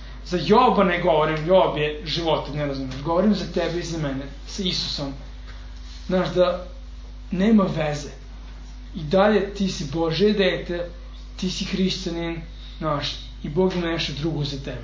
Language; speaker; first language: Serbian; non-native, fluent; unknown